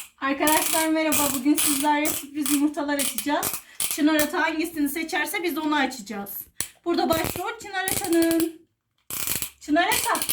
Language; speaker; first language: Turkish; native; Turkish